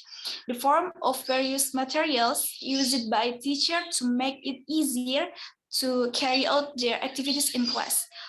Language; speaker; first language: English; non-native, learner; Indonesian